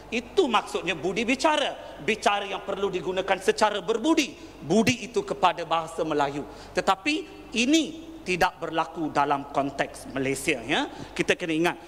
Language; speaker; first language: Malay; non-native, local second language; Tamil